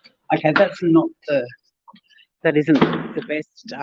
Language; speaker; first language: English; native; English